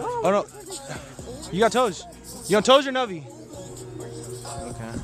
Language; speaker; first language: English; native; English